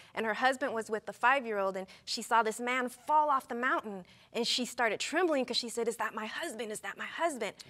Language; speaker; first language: English; native; English